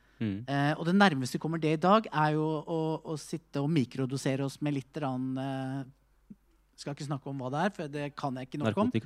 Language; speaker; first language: Norwegian; native; Norwegian